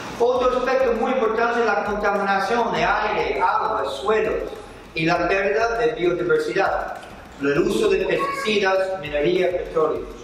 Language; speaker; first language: Spanish; non-native, fluent; English